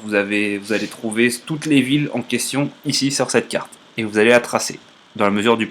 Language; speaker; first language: French; native; French